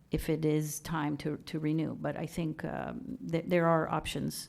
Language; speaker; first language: English; early bilingual, other home language; Persian